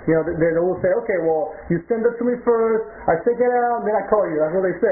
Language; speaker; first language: English; non-native, local second language; Spanish